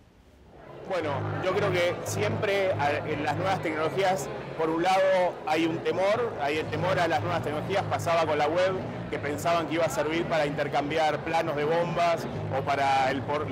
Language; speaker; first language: Spanish; native; Spanish